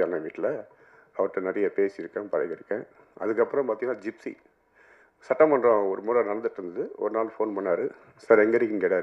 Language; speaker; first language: Tamil; native; Tamil